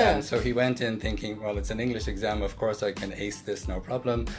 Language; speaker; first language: English; native; English